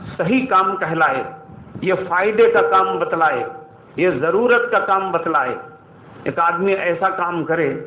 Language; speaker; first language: Urdu; native; Urdu